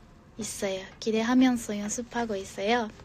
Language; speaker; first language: Korean; non-native, fluent; Japanese